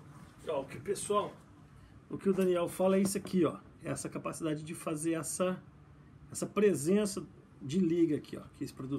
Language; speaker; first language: Portuguese; native; Portuguese